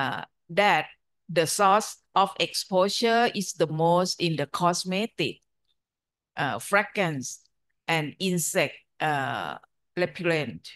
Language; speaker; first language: English; non-native, fluent; Thai